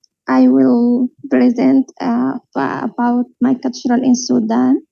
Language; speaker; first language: English; non-native, learner; Arabic